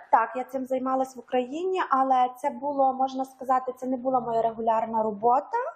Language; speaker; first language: Ukrainian; native; Ukrainian